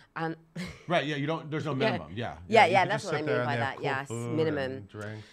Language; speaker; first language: English; native; English